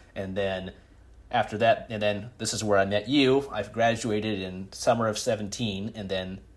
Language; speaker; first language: English; native; English